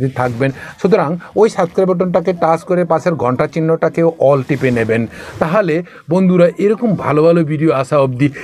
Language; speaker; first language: Bangla; non-native, local second language; Kok Borok